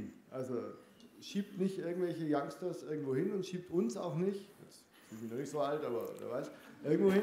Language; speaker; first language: German; native; German